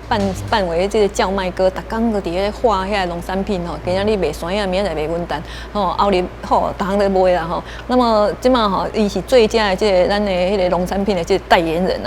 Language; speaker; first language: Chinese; native; Chinese